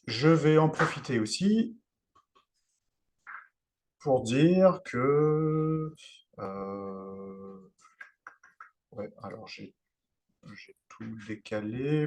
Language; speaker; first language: French; native; French